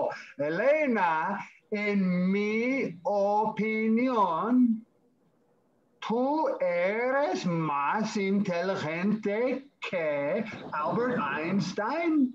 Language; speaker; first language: Spanish; non-native, fluent; English